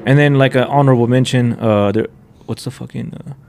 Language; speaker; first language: English; early bilingual, other home language; Spanish